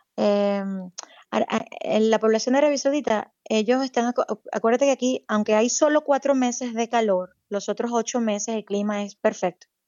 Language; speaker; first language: Spanish; native; Spanish